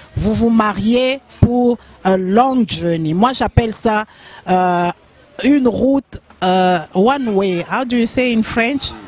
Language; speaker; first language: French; non-native, local second language; Lingala